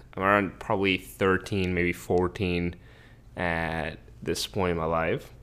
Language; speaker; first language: English; early bilingual, other home language; Spanish